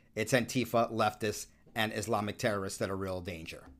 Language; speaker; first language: English; native; English